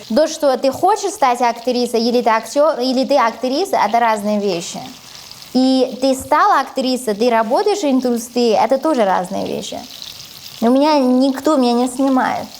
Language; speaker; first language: Russian; non-native, fluent; Chinese